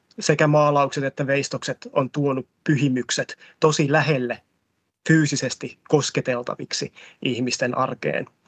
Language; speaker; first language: Finnish; native; Finnish